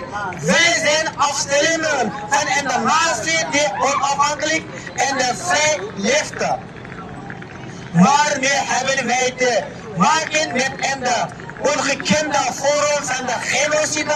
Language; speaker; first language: Dutch; non-native, learner; Uyghur